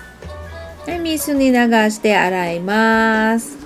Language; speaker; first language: Japanese; non-native, fluent; Filipino